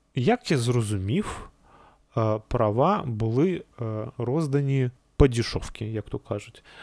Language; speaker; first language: Ukrainian; native; Ukrainian